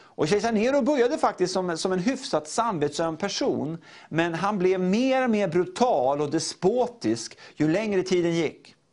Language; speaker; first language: Swedish; native; Swedish